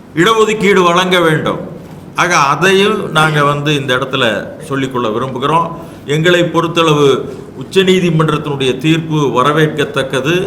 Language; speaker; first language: Tamil; native; Tamil